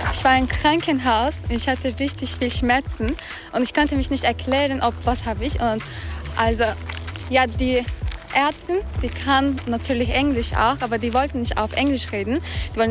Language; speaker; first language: German; non-native, fluent; Turkish